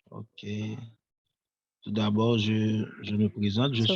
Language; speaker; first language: French; non-native, local second language; Haitian Creole